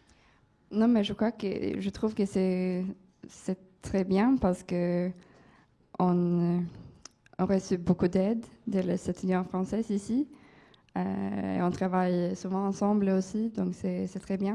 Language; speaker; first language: French; non-native, fluent; Swedish